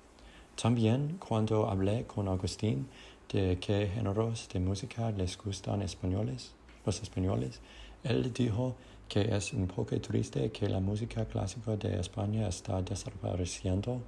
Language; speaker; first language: Spanish; non-native, learner; English